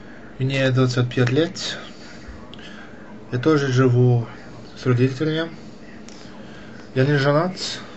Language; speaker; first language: Russian; non-native, learner; English